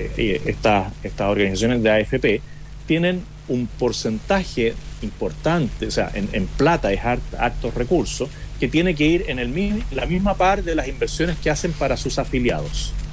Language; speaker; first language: Spanish; native; Spanish